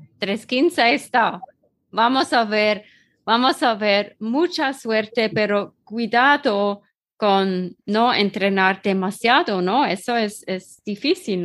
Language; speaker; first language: Spanish; non-native, learner; German